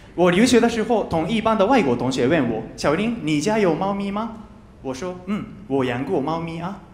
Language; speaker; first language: Chinese; non-native, fluent; Japanese